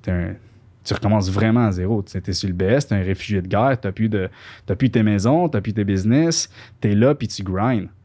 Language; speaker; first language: French; early bilingual, other home language; Spanish